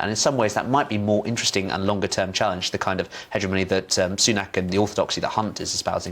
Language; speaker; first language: English; native; English